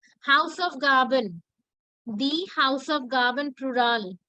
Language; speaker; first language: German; non-native, fluent; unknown